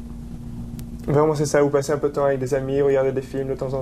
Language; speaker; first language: French; native; French